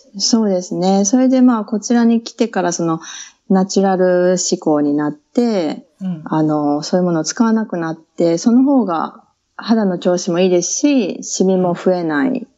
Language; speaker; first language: Japanese; native; Japanese